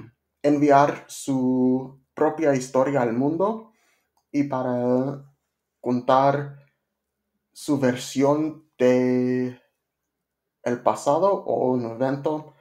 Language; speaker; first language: Spanish; non-native, learner; English